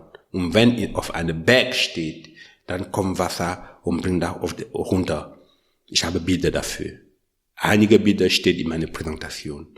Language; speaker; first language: German; non-native, learner; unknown